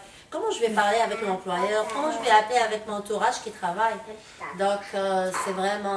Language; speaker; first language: French; non-native, local second language; Arabic